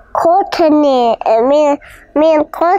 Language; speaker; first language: Arabic; early bilingual, heritage; Arabic